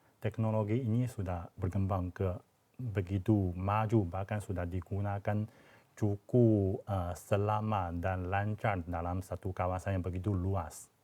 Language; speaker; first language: Malay; non-native, fluent; Chinese